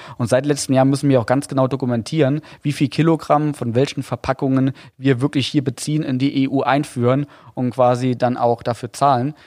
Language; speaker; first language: German; native; German